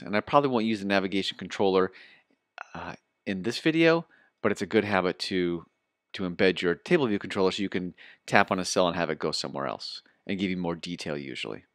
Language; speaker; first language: English; native; English